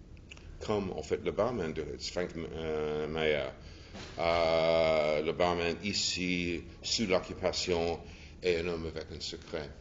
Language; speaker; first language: French; non-native, fluent; English